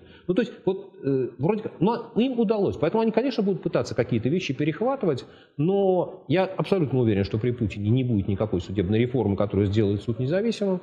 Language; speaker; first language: Russian; native; Russian